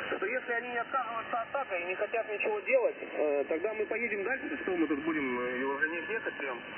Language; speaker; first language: Russian; native; Russian